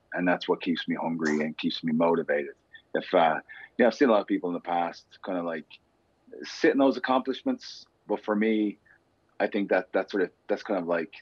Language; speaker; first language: English; native; English